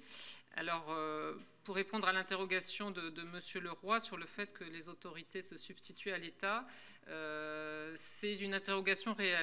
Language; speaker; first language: French; native; French